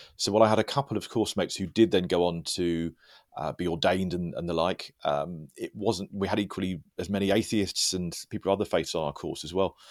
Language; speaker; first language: English; native; English